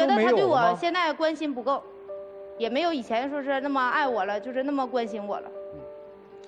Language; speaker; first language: Chinese; native; Chinese